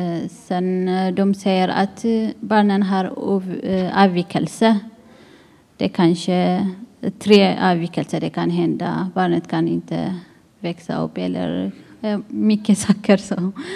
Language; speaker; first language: Swedish; non-native, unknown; Tigrinya